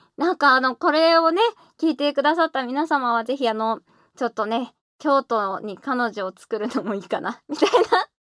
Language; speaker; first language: Japanese; native; Japanese